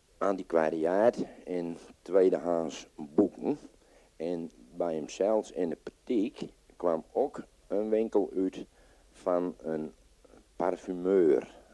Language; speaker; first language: Dutch; non-native, local second language; Western Frisian